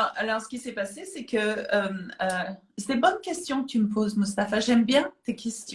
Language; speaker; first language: French; native; French